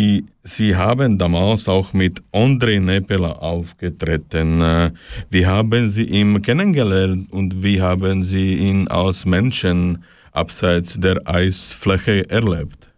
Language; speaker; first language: German; non-native, fluent; Slovak